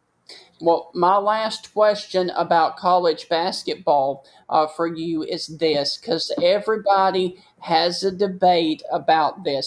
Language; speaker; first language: English; native; English